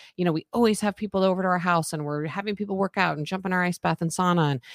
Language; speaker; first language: English; native; English